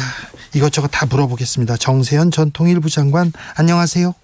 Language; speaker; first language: Korean; native; Korean